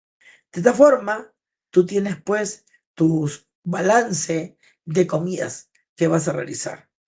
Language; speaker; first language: Spanish; native; Spanish